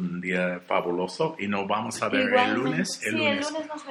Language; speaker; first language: Spanish; non-native, learner; English